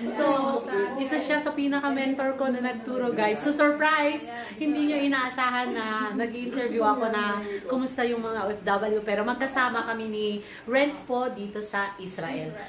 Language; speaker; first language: Filipino; native; Filipino